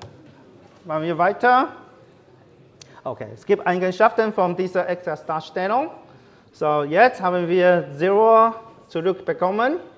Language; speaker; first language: German; non-native, learner; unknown